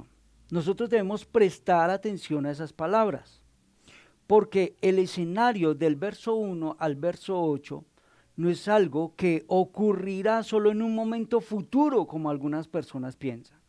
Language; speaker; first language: Spanish; native; Spanish